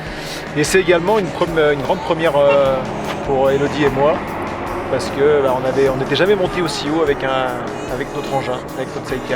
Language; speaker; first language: French; native; French